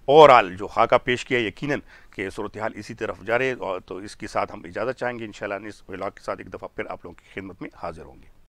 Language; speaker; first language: Urdu; non-native, local second language; Pashto